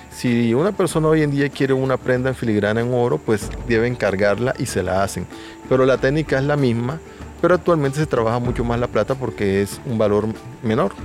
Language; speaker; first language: Spanish; native; Spanish